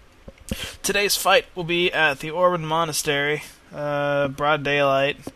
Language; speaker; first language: English; native; English